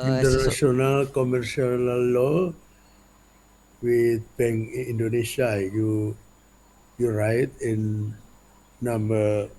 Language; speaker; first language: English; non-native, learner; Indonesian